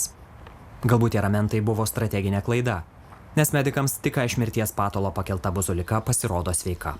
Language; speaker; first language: Lithuanian; native; Lithuanian